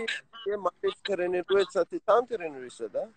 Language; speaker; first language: Russian; non-native, learner; Persian